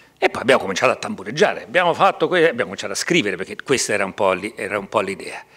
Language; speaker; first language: Italian; native; Italian